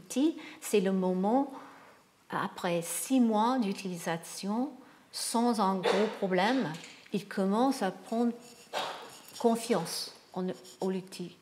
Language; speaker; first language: French; non-native, fluent; English